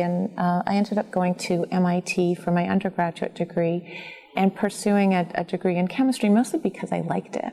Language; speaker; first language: English; native; English